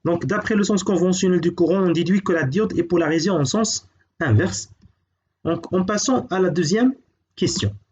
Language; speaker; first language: French; non-native, local second language; Arabic